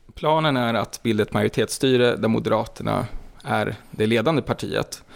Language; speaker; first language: Swedish; native; Swedish